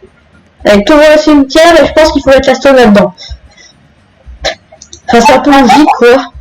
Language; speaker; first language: French; native; French